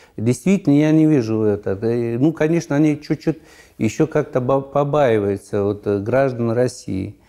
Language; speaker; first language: Russian; non-native, local second language; Tajik